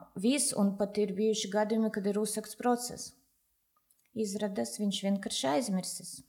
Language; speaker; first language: Latvian; non-native, local second language; Russian